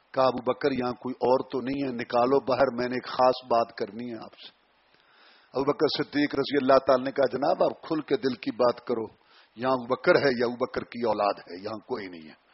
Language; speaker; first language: Urdu; non-native, local second language; Punjabi